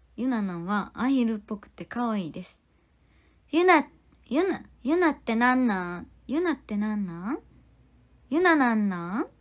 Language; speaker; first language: Japanese; non-native, fluent; Korean